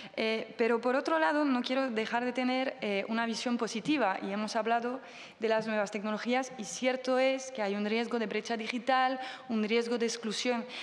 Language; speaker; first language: Spanish; non-native, fluent; French